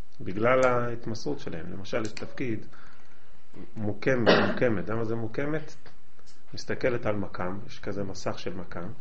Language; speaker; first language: Hebrew; native; Hebrew